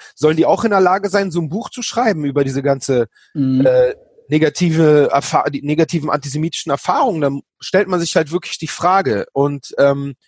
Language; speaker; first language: German; native; German